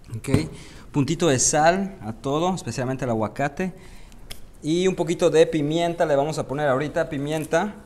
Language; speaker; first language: Spanish; early bilingual, heritage; Spanish